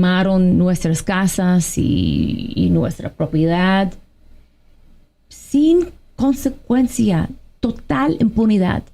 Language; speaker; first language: Spanish; non-native, fluent; Arabic